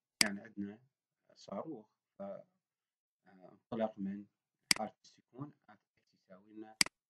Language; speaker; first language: Arabic; native; Arabic